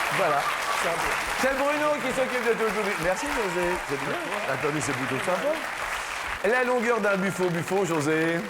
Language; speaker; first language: French; native; French